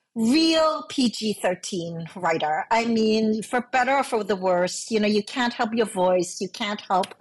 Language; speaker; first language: English; early bilingual, other home language; Cantonese